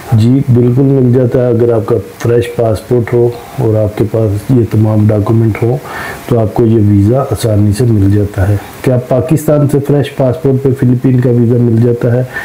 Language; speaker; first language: Urdu; non-native, local second language; Punjabi